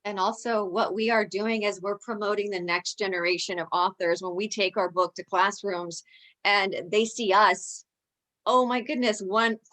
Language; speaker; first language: English; early bilingual, other home language; Spanish